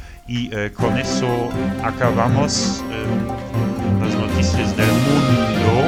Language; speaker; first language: Spanish; non-native, learner; French